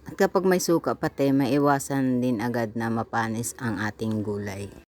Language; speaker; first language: Filipino; non-native, local second language; Bikol